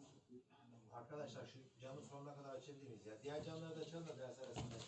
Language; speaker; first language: Turkish; native; Turkish